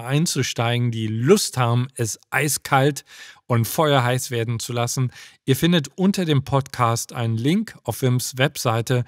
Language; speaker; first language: German; native; German